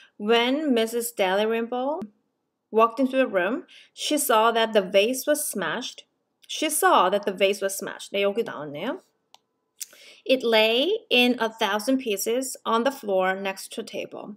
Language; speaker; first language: English; non-native, fluent; Korean